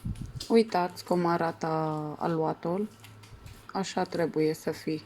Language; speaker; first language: Romanian; non-native, learner; Arabic